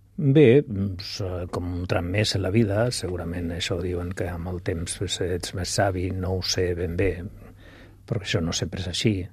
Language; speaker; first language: Catalan; non-native, local second language; Spanish